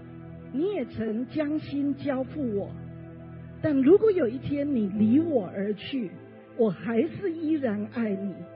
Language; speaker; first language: Chinese; native; Chinese